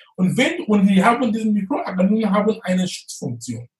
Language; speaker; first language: German; non-native, fluent; English